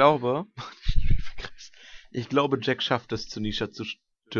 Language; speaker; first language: German; native; German